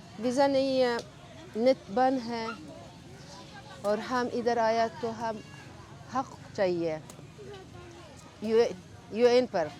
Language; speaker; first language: Urdu; non-native, learner; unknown